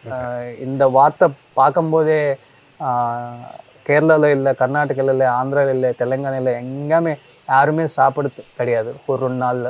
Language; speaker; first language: Tamil; non-native, learner; Telugu